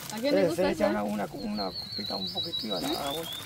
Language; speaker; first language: Spanish; native; Spanish